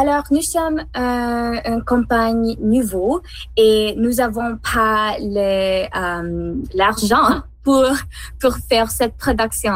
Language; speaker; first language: French; non-native, learner; English